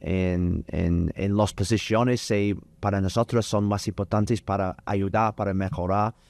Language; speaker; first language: Spanish; non-native, learner; English